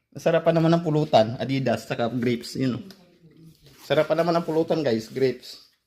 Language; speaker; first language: Filipino; native; Filipino